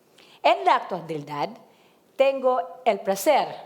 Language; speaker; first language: Spanish; non-native, learner; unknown